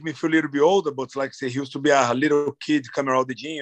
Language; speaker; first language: English; non-native, fluent; Portuguese